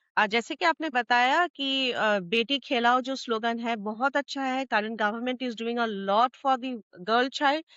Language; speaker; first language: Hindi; non-native, local second language; Assamese